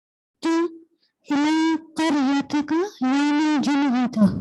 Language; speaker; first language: Arabic; non-native, learner; Urdu